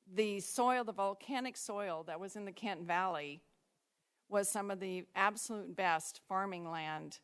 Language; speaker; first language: English; native; English